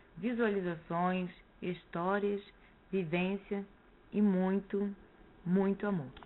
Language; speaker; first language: Portuguese; native; Portuguese